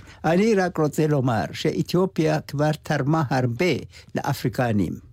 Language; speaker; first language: Hebrew; non-native, fluent; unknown